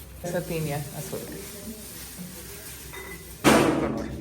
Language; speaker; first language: Spanish; early bilingual, heritage; English